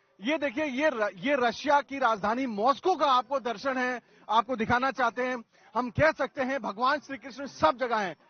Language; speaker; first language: Hindi; native; Hindi